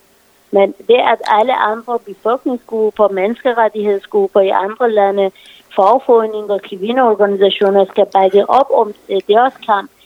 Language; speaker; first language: Danish; non-native, fluent; Persian